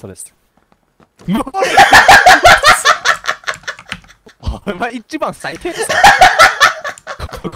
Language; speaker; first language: Japanese; non-native, learner; Chinese